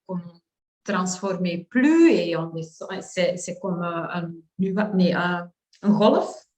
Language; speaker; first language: French; non-native, learner; Dutch